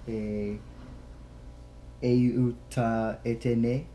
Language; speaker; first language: French; non-native, learner; English